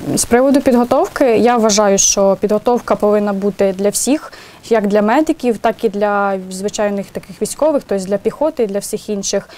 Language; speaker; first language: Ukrainian; native; Ukrainian